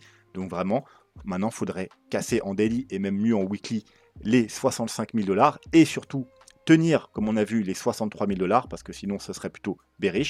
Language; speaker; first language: French; native; French